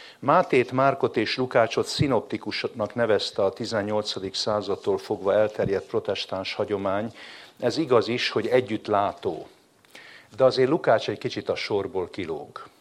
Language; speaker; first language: Hungarian; native; Hungarian